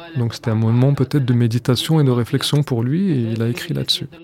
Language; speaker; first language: French; native; French